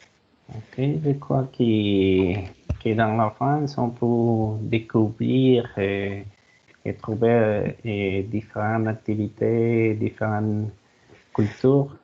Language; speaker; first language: French; non-native, learner; Spanish